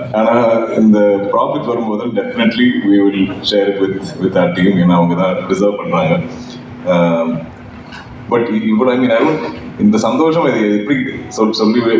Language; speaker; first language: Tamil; non-native, local second language; Malayalam